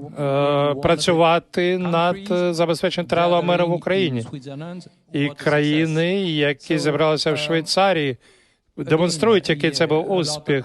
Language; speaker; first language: Ukrainian; non-native, fluent; French